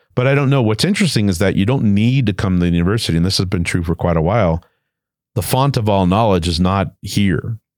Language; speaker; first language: English; native; English